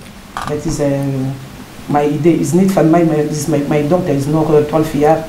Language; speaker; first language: Dutch; non-native, learner; Lingala